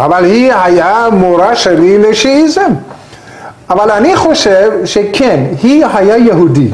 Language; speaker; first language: Hebrew; non-native, learner; Persian